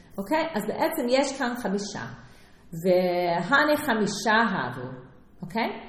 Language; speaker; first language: Hebrew; non-native, fluent; English